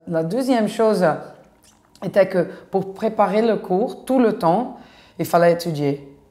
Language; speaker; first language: French; non-native, fluent; Portuguese